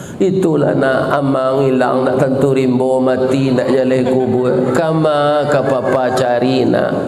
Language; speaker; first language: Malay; non-native, local second language; Minangkabau